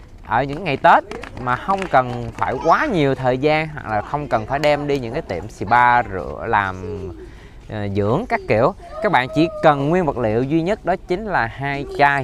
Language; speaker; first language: Vietnamese; native; Vietnamese